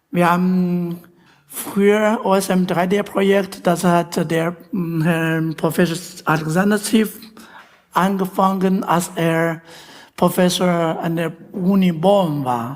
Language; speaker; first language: German; non-native, learner; Chinese